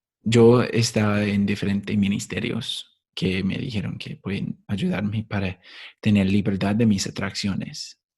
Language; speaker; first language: Spanish; non-native, fluent; English